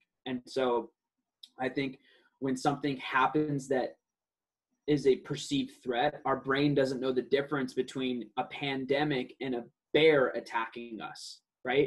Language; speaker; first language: English; early bilingual, other home language; Aramaic